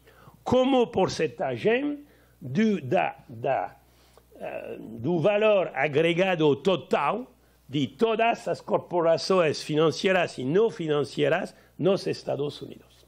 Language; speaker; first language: Portuguese; non-native, learner; French